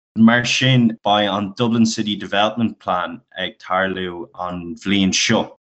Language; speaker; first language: Irish; non-native, local second language; English